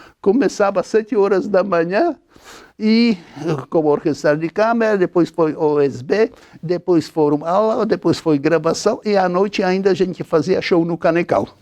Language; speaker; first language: Portuguese; non-native, fluent; Czech